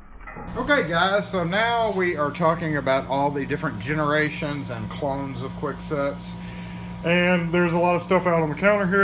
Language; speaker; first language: English; native; English